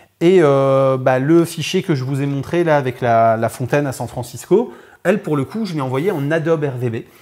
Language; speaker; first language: French; native; French